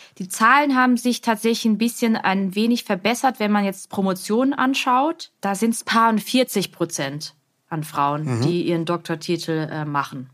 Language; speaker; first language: German; early bilingual, other home language; Vietnamese